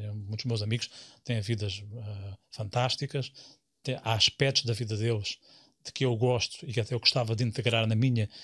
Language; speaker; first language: Portuguese; native; Portuguese